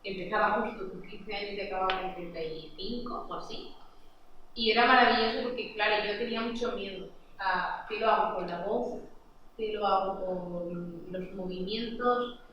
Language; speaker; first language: Spanish; non-native, local second language; Catalan